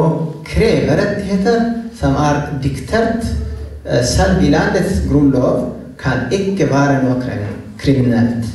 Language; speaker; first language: Norwegian; non-native, fluent; Oromo